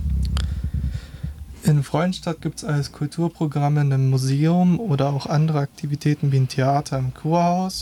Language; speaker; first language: German; native; German